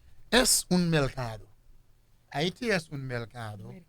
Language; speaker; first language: Spanish; non-native, fluent; Haitian Creole